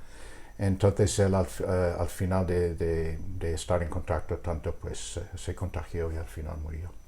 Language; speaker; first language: Spanish; non-native, fluent; English